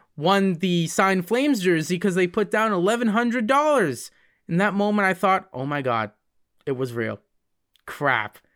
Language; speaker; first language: English; native; English